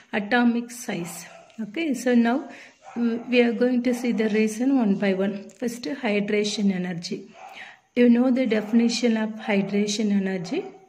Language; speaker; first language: English; non-native, local second language; Tamil